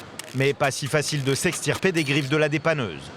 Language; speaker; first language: French; native; French